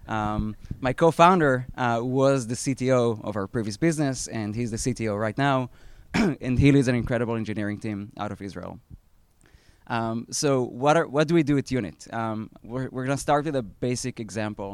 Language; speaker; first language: English; non-native, fluent; Hebrew